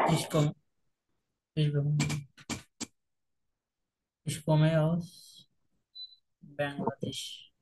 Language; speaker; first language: German; non-native, learner; Bangla